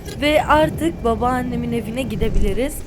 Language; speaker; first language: Turkish; early bilingual, other home language; Arabic